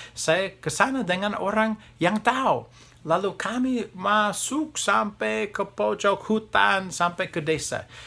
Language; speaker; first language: Indonesian; non-native, fluent; English